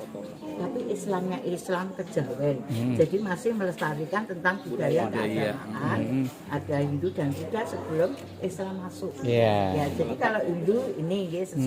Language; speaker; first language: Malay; non-native, local second language; Javanese